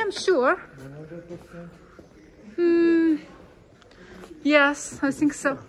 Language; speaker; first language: English; non-native, fluent; Chinese